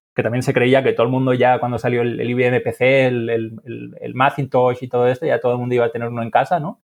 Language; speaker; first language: Spanish; native; Spanish